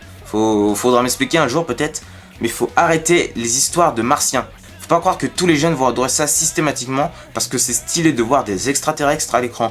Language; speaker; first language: French; native; French